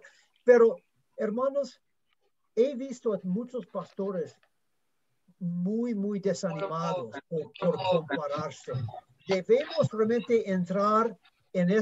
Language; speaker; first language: Spanish; non-native, fluent; English